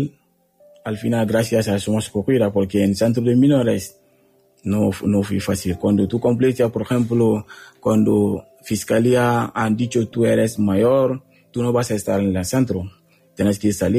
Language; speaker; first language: Spanish; non-native, learner; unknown